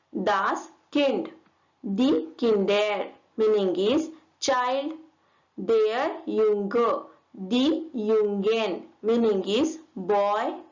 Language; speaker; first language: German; non-native, learner; Hindi